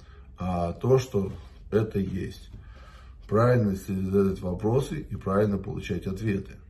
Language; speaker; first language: Russian; native; Russian